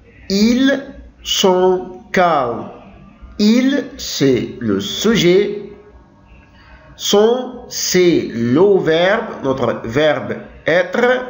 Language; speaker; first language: French; non-native, local second language; Arabic